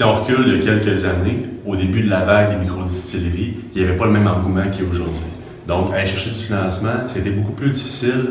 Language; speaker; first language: French; native; French